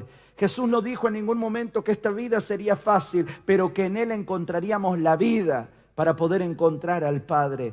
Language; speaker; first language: Spanish; native; Spanish